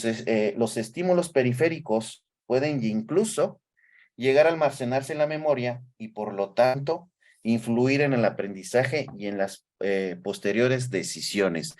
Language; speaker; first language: Spanish; native; Spanish